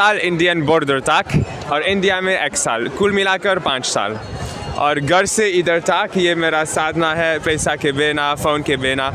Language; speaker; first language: Hindi; non-native, learner; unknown